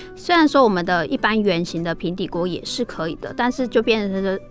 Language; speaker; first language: Chinese; native; Chinese